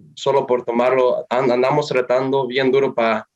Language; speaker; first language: Spanish; early bilingual, other home language; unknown